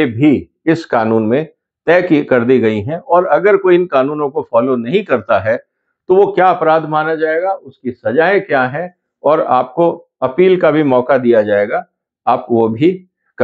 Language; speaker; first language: Hindi; native; Hindi